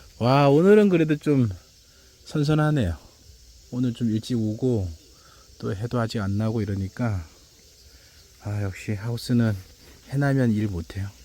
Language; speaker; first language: Korean; native; Korean